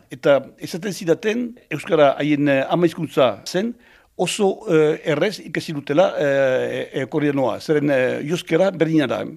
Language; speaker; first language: Basque; non-native, local second language; French